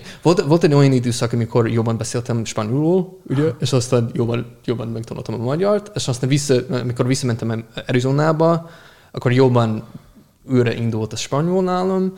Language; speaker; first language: Hungarian; non-native, fluent; English